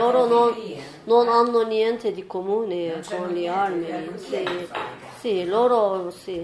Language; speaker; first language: Italian; non-native, learner; Turkish